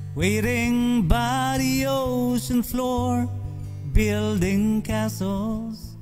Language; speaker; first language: English; non-native, local second language; Filipino